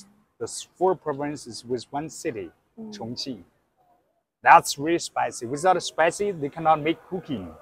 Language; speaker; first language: English; non-native, learner; Chinese